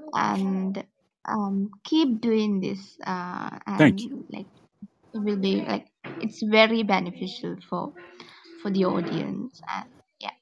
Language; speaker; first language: English; non-native, local second language; Sinhala